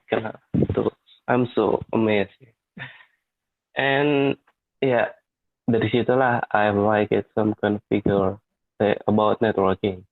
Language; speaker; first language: English; non-native, learner; Indonesian